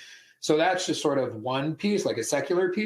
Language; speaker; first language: English; native; English